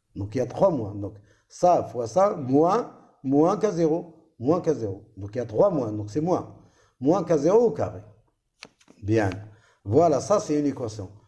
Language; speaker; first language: French; non-native, local second language; Arabic